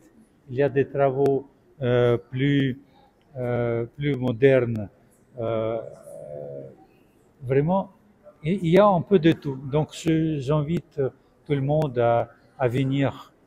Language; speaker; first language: French; non-native, fluent; Russian